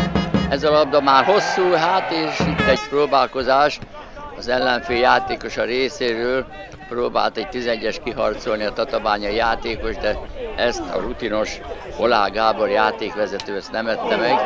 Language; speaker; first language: Hungarian; native; Hungarian